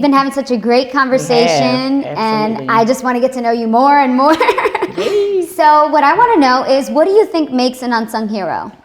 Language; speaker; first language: English; native; English